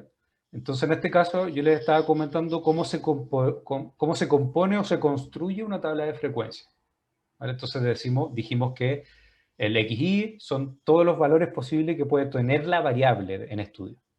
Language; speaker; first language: Spanish; native; Spanish